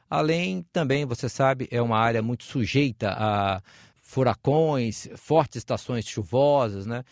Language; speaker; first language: Portuguese; native; Portuguese